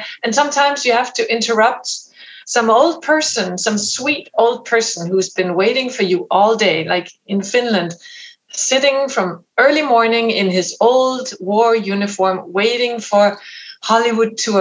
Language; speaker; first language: English; non-native, fluent; Danish